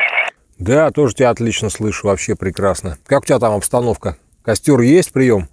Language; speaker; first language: Russian; native; Russian